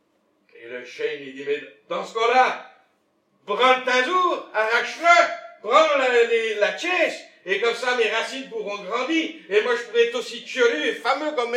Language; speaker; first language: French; native; French